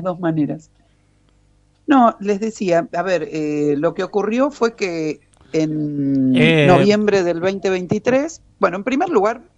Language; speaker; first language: Spanish; native; Spanish